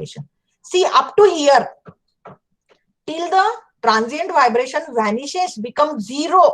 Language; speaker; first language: English; non-native, local second language; Marathi